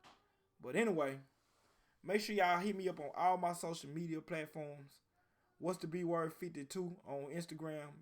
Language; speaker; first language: English; native; English